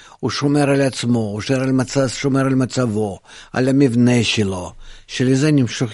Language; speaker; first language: Hebrew; non-native, fluent; Russian